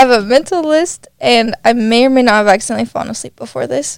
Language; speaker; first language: English; native; English